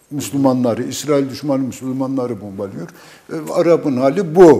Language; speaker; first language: Turkish; native; Turkish